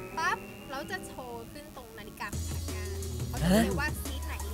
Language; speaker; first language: Thai; native; Thai